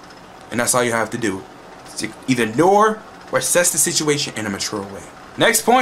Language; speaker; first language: English; native; English